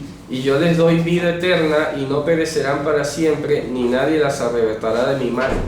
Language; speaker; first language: Spanish; native; Spanish